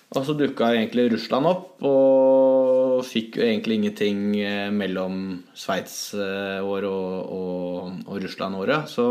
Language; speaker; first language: Norwegian; native; Norwegian